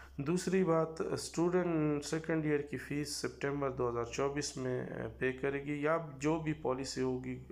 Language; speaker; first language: Urdu; non-native, local second language; Pashto